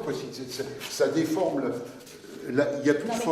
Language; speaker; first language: French; native; French